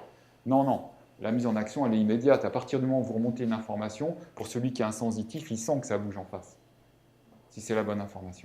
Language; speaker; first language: French; native; French